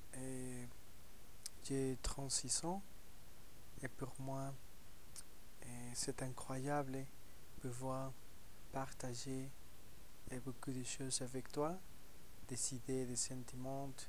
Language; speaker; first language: French; non-native, learner; Spanish